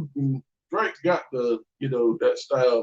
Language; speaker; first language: English; native; English